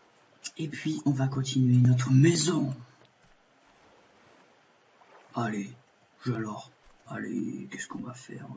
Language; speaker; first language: French; native; French